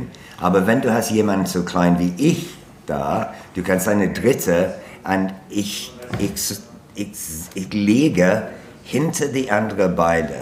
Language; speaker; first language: German; non-native, learner; English